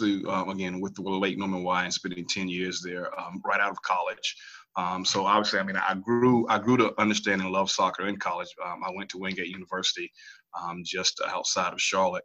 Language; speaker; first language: English; native; English